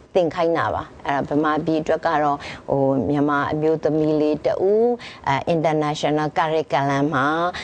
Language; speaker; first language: Burmese; native; Burmese